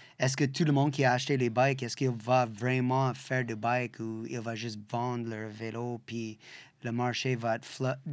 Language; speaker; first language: French; non-native, local second language; English